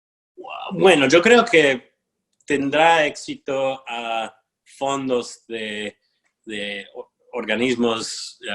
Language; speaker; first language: Spanish; non-native, fluent; English